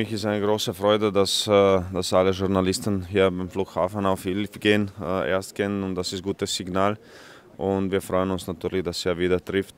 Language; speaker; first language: German; non-native, fluent; Croatian